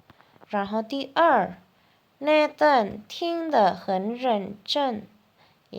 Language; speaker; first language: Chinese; non-native, fluent; Indonesian